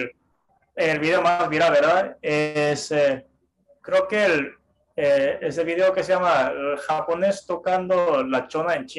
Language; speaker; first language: Spanish; non-native, fluent; Japanese